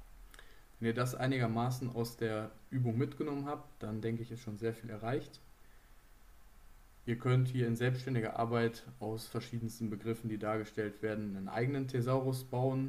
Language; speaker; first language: German; native; German